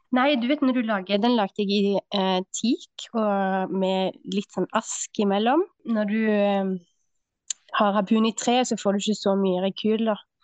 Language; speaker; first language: Norwegian; native; Norwegian